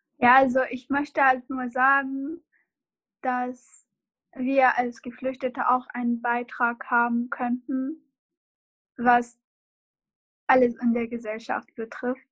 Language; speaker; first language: German; non-native, fluent; Arabic